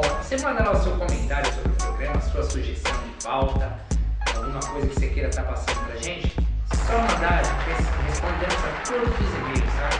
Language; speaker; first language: Portuguese; native; Portuguese